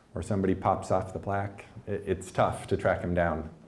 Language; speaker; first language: English; native; English